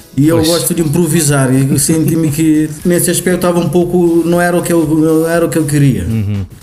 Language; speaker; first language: Portuguese; non-native, local second language; Kabuverdianu